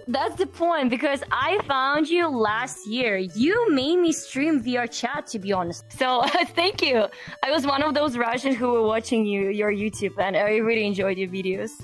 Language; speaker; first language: English; non-native, fluent; Russian